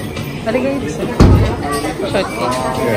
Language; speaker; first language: Japanese; non-native, learner; Filipino